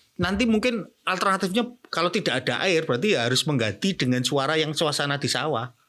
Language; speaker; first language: Indonesian; non-native, local second language; Javanese